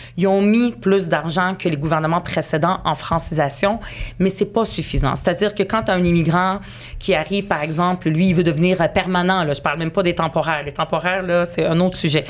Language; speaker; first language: French; early bilingual, other home language; Arabic